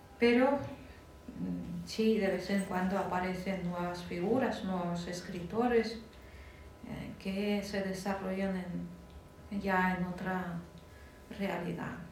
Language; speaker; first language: Spanish; non-native, fluent; Russian